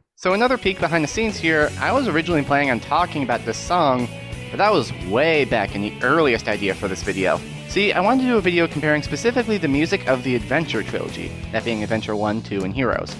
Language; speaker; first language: English; native; English